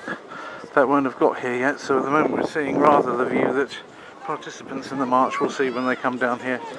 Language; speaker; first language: English; native; English